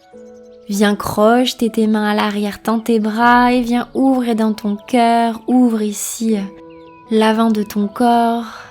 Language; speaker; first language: French; native; French